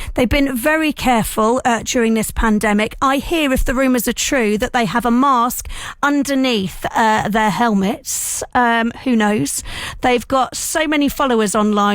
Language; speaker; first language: English; native; English